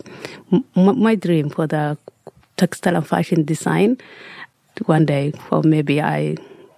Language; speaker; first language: English; non-native, learner; Somali